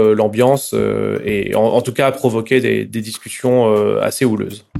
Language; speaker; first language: French; native; French